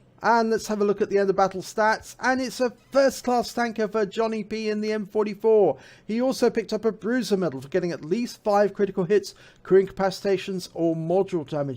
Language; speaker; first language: English; native; English